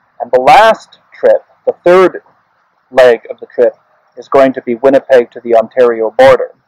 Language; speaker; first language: English; native; English